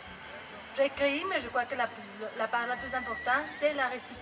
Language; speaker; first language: French; non-native, fluent; Spanish